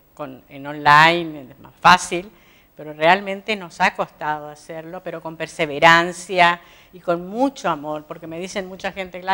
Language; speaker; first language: Spanish; native; Spanish